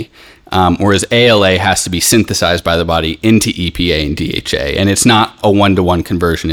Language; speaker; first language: English; native; English